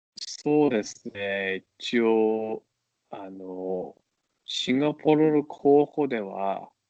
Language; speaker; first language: Japanese; non-native, fluent; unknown